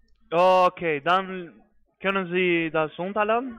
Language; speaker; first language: German; non-native, fluent; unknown